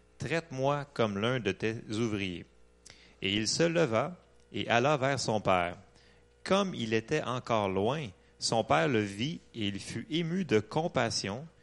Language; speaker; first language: French; non-native, learner; English